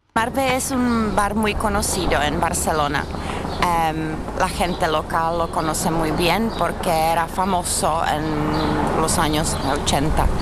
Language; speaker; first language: Spanish; non-native, fluent; Czech